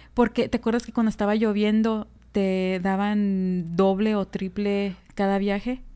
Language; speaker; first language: Spanish; early bilingual, heritage; Spanish